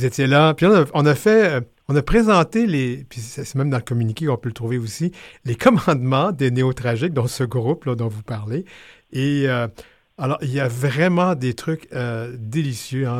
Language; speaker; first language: French; native; French